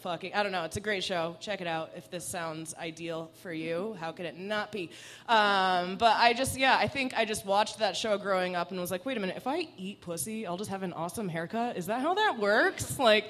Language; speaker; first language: English; non-native, fluent; Persian